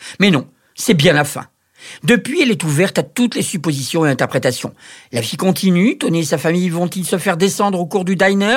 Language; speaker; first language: French; native; French